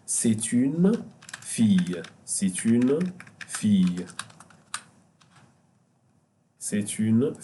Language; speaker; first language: French; non-native, fluent; Arabic